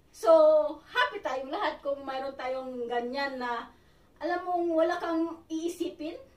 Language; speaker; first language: Filipino; native; Filipino